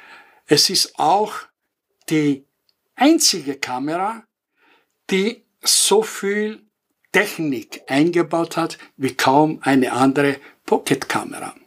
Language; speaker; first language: German; non-native, fluent; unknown